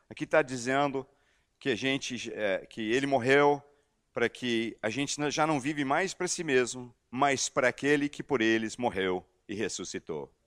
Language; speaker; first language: Portuguese; non-native, fluent; English